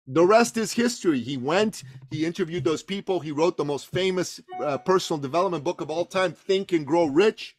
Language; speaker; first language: English; early bilingual, other home language; Persian